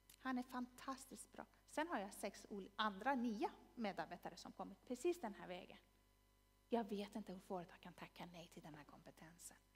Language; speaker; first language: Swedish; non-native, fluent; Persian